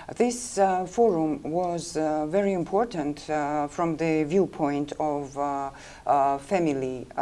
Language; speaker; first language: English; non-native, fluent; Georgian